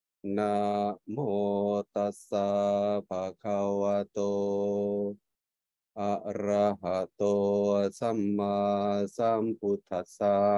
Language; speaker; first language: Chinese; non-native, fluent; Thai